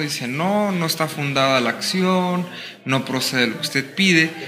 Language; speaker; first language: Spanish; native; Spanish